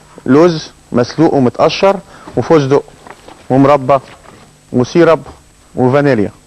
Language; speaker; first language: Arabic; native; Arabic